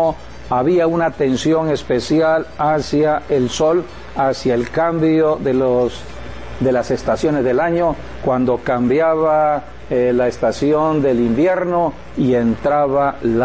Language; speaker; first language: Spanish; native; Spanish